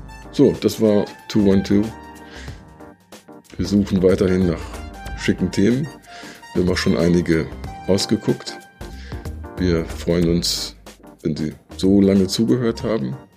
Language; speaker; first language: German; native; German